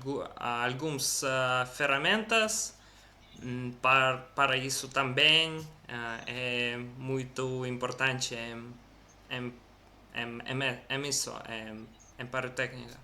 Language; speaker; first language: Portuguese; non-native, learner; Russian